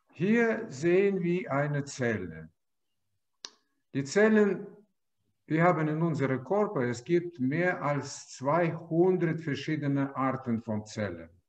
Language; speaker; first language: German; non-native, fluent; Russian